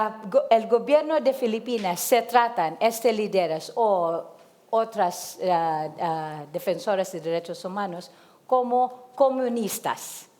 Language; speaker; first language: Spanish; non-native, learner; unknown